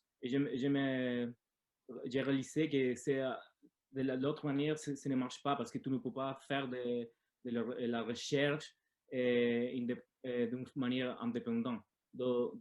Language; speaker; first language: French; non-native, learner; Spanish